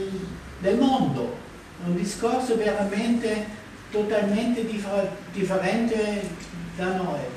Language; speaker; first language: Italian; non-native, fluent; German